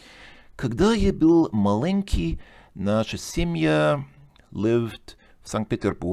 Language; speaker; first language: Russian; non-native, learner; English